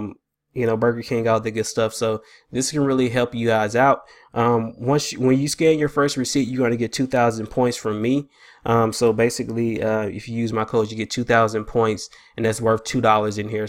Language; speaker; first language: English; native; English